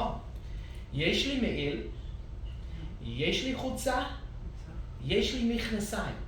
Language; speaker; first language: Hebrew; non-native, fluent; English